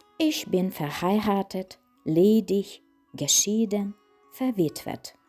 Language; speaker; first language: German; non-native, fluent; Ukrainian